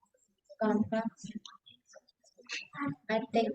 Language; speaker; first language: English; non-native, learner; Vietnamese